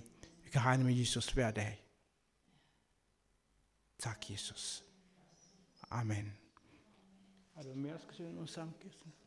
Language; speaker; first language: Danish; non-native, learner; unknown